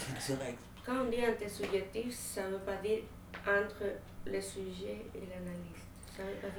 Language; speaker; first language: French; non-native, fluent; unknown